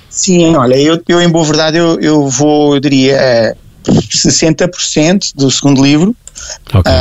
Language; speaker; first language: Portuguese; native; Portuguese